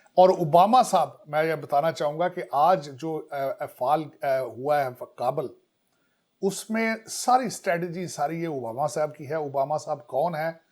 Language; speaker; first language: Urdu; non-native, local second language; Punjabi